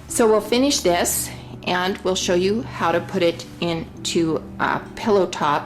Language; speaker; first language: English; native; English